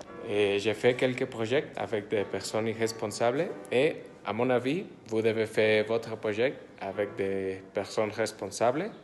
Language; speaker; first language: French; non-native, learner; Spanish